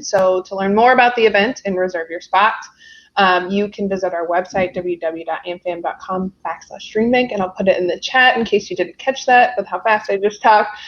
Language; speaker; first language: English; native; English